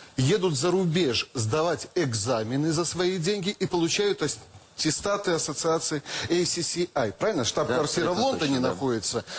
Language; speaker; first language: Russian; native; Russian